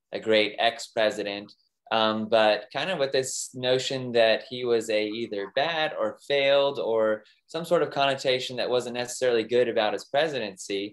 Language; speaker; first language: English; native; English